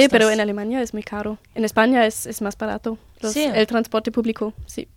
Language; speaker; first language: Spanish; non-native, learner; German